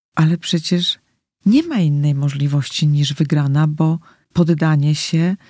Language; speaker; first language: Polish; native; Polish